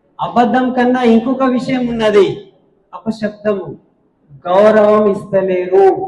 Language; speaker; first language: Telugu; non-native, local second language; Hindi